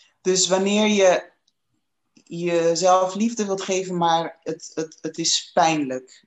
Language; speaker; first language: Dutch; non-native, fluent; English